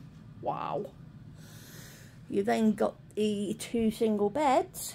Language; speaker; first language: English; native; English